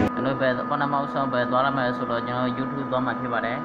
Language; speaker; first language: Burmese; native; Burmese